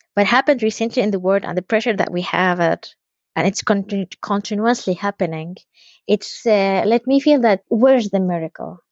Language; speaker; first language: English; non-native, fluent; Arabic